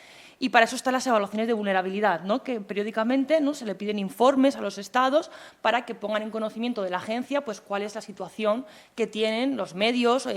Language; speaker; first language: Spanish; native; Spanish